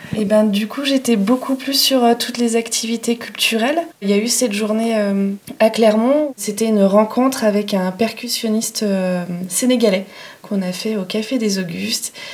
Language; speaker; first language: French; native; French